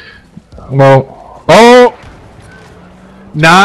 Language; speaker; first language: English; native; English